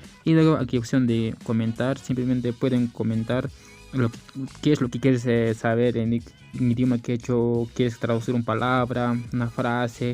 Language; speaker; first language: Spanish; non-native, local second language; Quechua